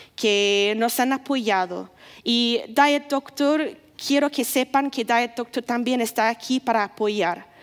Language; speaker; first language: Spanish; non-native, fluent; English